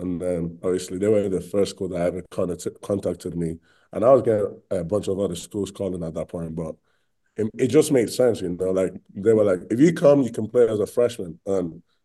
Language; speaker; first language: English; native; English